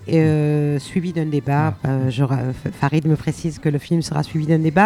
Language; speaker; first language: French; native; French